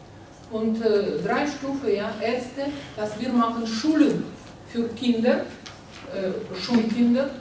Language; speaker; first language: German; non-native, learner; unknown